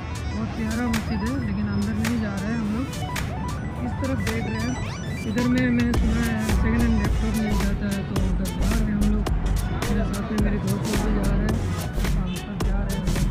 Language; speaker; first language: Hindi; non-native, local second language; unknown